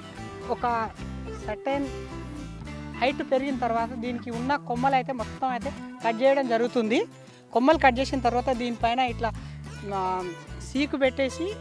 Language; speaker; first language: Telugu; native; Telugu